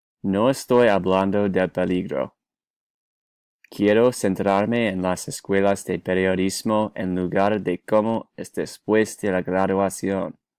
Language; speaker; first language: Spanish; non-native, learner; English